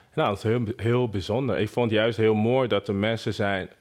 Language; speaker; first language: Dutch; non-native, fluent; Bini